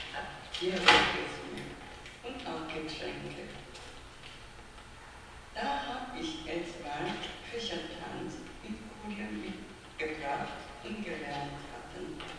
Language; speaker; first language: German; non-native, fluent; Korean